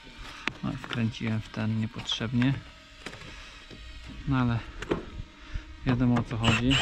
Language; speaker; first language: Polish; native; Polish